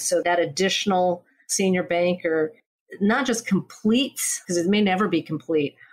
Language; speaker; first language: English; native; English